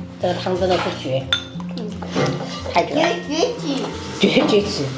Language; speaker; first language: Chinese; native; Chinese